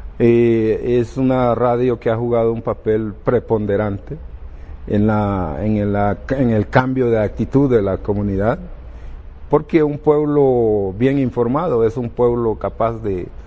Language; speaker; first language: Spanish; non-native, local second language; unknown